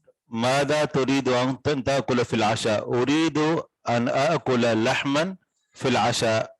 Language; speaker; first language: Arabic; non-native, fluent; Urdu